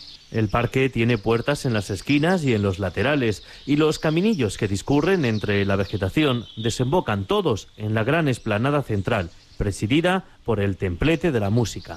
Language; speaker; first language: Spanish; native; Spanish